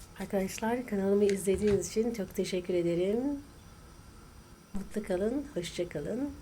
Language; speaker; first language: Turkish; native; Turkish